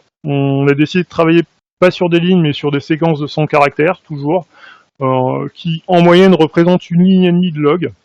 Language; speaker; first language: French; native; French